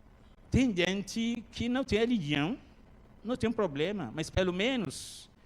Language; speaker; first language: Portuguese; non-native, learner; Arabic